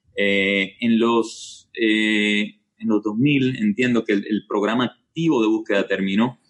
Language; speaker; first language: Spanish; native; Spanish